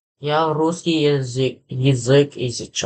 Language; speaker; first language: Russian; non-native, learner; English